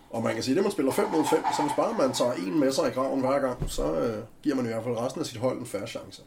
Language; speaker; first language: Danish; native; Danish